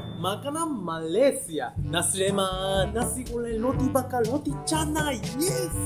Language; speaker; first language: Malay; non-native, learner; Japanese